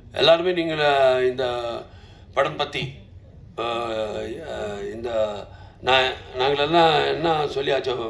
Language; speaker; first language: Tamil; non-native, local second language; Telugu